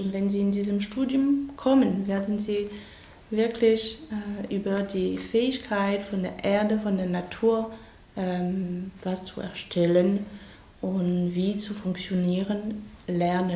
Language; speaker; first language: German; non-native, fluent; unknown